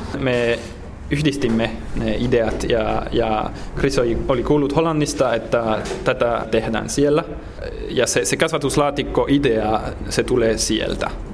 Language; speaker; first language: Finnish; non-native, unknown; French